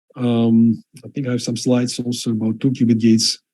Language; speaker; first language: English; non-native, fluent; Russian